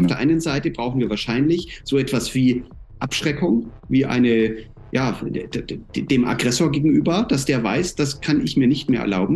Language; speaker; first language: German; native; German